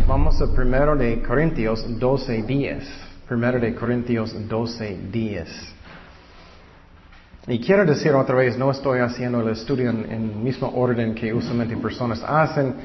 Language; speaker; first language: Spanish; non-native, fluent; English